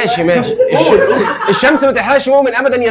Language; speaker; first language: Arabic; native; Arabic